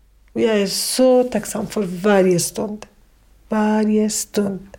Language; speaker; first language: Swedish; non-native, fluent; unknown